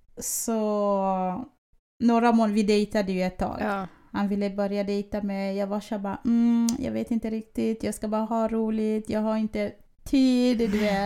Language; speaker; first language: Swedish; early bilingual, other home language; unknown